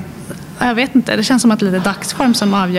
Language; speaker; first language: Swedish; native; Swedish